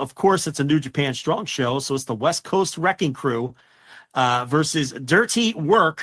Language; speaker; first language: English; native; English